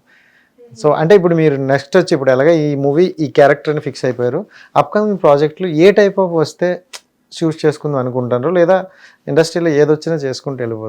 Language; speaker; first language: Telugu; native; Telugu